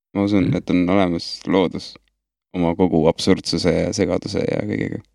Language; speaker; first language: Estonian; native; Estonian